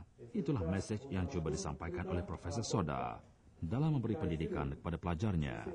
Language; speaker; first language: Malay; native; Malay